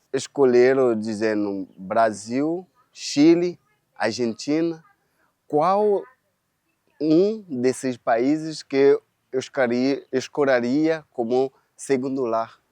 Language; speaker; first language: Portuguese; non-native, fluent; Haitian Creole